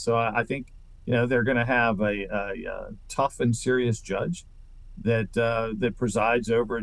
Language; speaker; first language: English; native; English